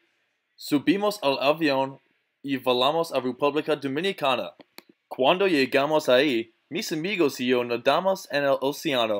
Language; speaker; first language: Spanish; non-native, learner; English